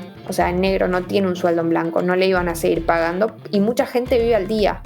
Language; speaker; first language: Spanish; native; Spanish